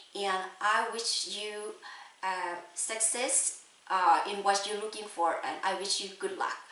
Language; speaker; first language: English; non-native, learner; Thai